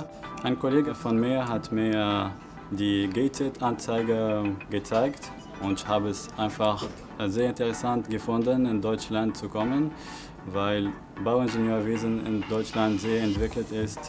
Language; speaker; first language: German; non-native, learner; Arabic